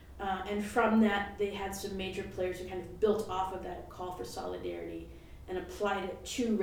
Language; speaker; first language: English; native; English